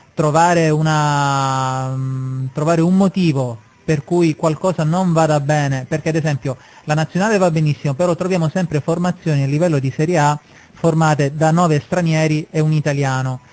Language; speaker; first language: Italian; native; Italian